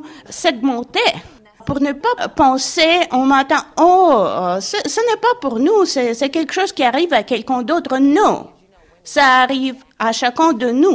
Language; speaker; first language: French; non-native, fluent; English